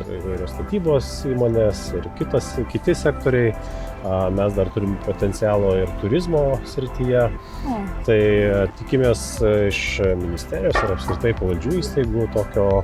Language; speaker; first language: Lithuanian; native; Lithuanian